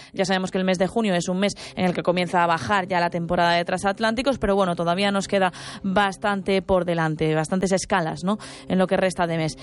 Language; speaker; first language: Spanish; native; Spanish